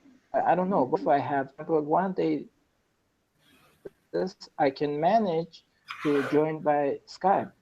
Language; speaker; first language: English; non-native, learner; Persian